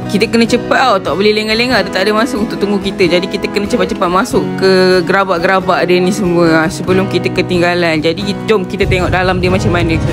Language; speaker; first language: Malay; native; Malay